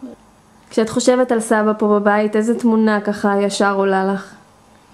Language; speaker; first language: Hebrew; native; Hebrew